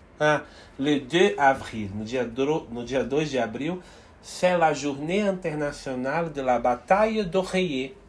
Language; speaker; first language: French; non-native, fluent; Portuguese